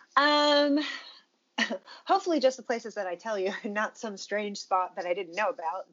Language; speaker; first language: English; native; English